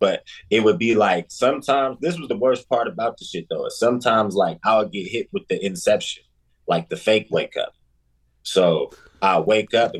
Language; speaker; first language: English; native; English